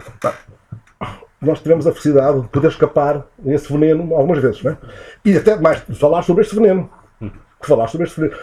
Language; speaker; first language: Portuguese; native; Portuguese